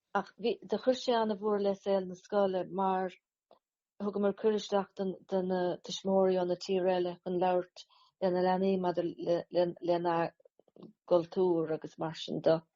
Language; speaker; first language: Irish; native; Irish